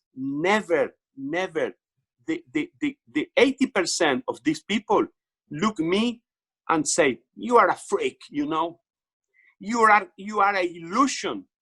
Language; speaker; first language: English; non-native, learner; Portuguese